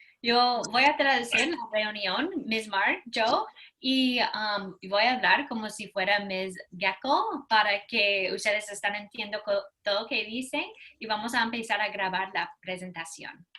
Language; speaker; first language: Spanish; non-native, fluent; English